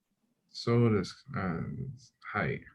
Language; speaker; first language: Japanese; non-native, learner; English